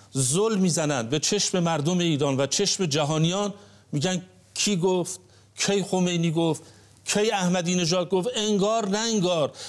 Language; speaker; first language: Persian; native; Persian